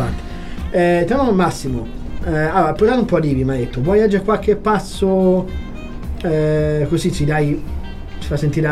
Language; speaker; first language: Italian; native; Italian